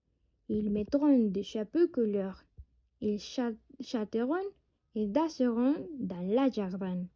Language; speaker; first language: French; non-native, learner; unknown